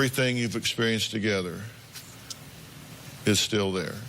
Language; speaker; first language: English; native; English